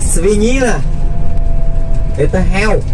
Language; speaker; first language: Russian; non-native, learner; Vietnamese